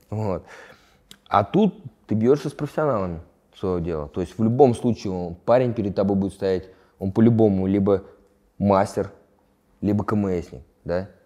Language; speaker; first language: Russian; native; Russian